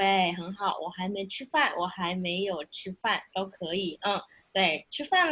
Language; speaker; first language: Chinese; non-native, fluent; Indonesian